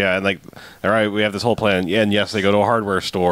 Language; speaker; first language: English; native; English